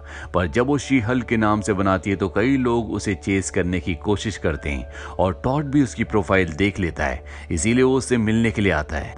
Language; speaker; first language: Hindi; native; Hindi